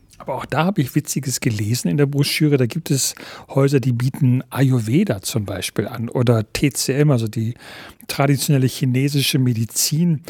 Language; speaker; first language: German; native; German